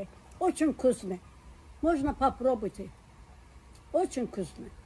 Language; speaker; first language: Russian; non-native, local second language; Azerbaijani